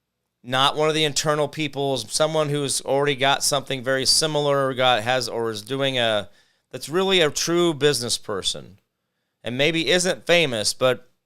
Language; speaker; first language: English; native; English